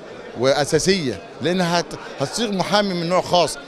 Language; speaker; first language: Arabic; native; Arabic